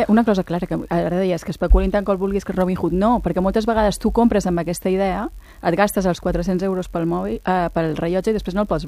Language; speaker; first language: Catalan; native; Catalan